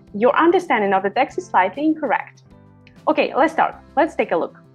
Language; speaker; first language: English; non-native, fluent; Russian